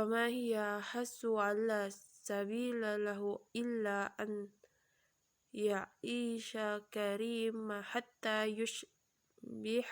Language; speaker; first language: Arabic; non-native, learner; Indonesian